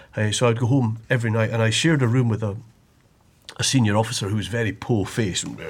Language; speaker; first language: English; native; English